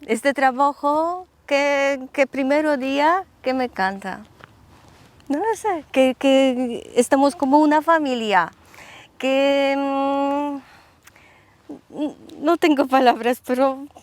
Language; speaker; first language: Spanish; non-native, learner; Polish